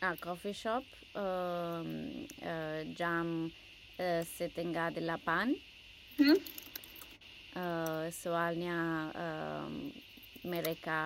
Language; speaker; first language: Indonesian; non-native, learner; Italian